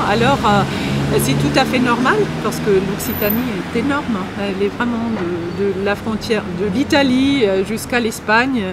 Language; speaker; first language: French; non-native, fluent; German